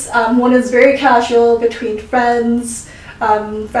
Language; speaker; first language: English; early bilingual, other home language; Korean